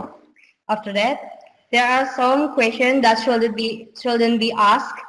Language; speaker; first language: English; non-native, learner; Indonesian